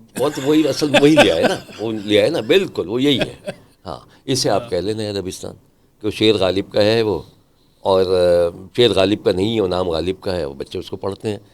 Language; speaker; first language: Urdu; native; Urdu